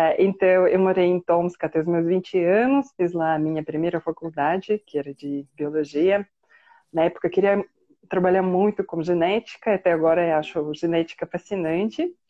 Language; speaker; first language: Portuguese; non-native, fluent; Russian